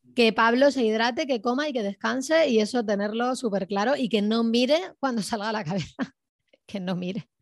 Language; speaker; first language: Spanish; native; Spanish